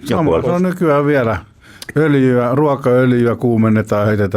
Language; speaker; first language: Finnish; native; Finnish